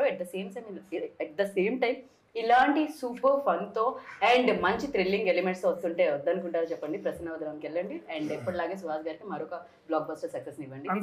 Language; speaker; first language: Telugu; native; Telugu